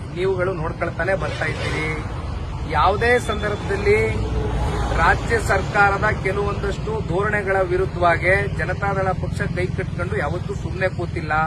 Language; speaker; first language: Kannada; native; Kannada